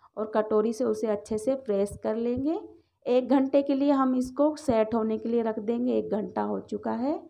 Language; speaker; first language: Hindi; native; Hindi